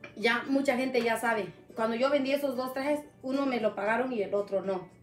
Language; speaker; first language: Spanish; non-native, local second language; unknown